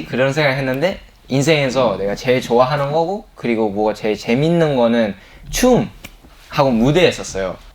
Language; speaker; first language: Korean; early bilingual, heritage; English